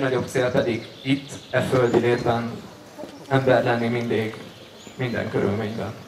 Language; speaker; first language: Hungarian; native; Hungarian